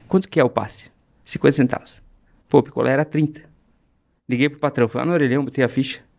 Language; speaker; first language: Portuguese; native; Portuguese